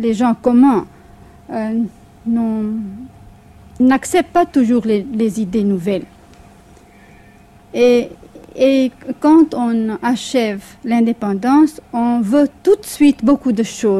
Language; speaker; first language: French; non-native, fluent; Hindi